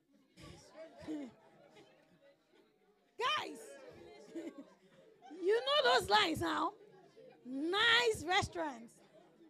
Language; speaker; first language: English; non-native, local second language; Yoruba